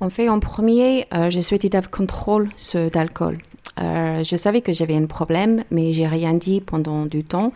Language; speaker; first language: French; non-native, learner; English